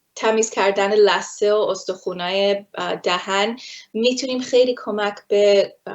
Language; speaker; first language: Persian; early bilingual, heritage; Persian